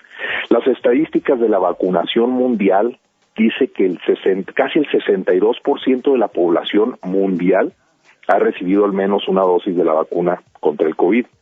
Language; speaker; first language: Spanish; native; Spanish